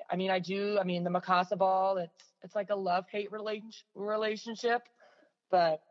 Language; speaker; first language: English; native; English